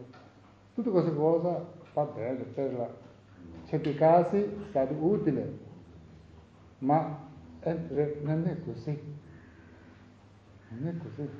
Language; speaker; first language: Italian; non-native, learner; Tibetan